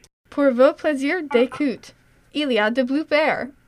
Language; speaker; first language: French; non-native, learner; English